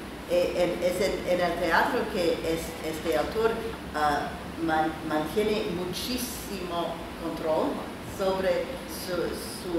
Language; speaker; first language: Spanish; non-native, learner; English